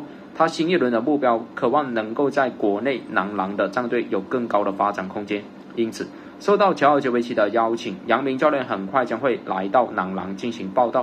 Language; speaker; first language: Chinese; native; Chinese